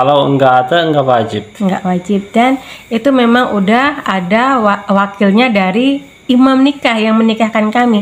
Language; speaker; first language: Indonesian; non-native, learner; Turkish